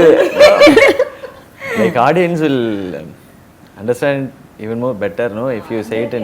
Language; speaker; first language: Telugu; non-native, learner; Tamil